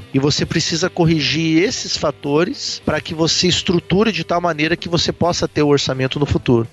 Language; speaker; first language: Portuguese; native; Portuguese